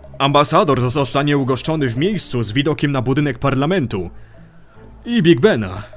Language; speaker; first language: Polish; early bilingual, heritage; Polish